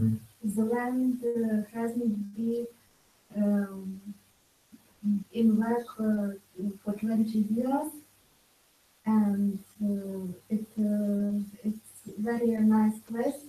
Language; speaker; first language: English; non-native, learner; Ukrainian